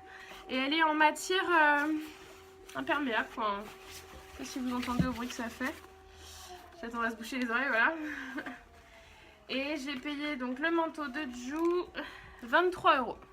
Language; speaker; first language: French; native; French